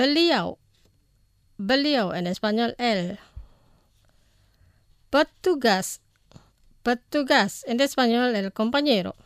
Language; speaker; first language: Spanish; non-native, fluent; Indonesian